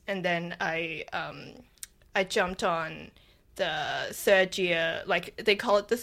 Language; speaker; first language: English; non-native, local second language; Cantonese